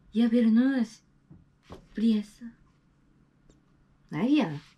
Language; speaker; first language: Russian; non-native, learner; Japanese